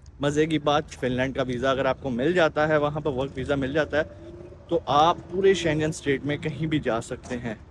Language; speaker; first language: Urdu; native; Urdu